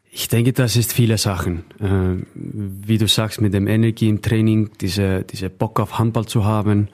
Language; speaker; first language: German; non-native, fluent; Icelandic